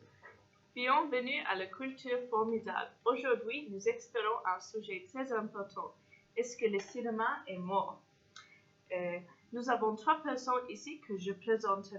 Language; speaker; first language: French; non-native, fluent; English